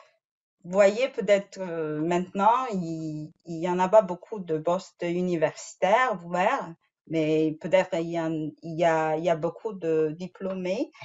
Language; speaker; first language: French; non-native, fluent; Chinese